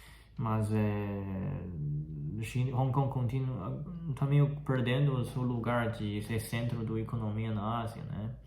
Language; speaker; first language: Portuguese; non-native, fluent; Chinese